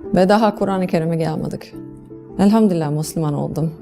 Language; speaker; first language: Turkish; non-native, fluent; English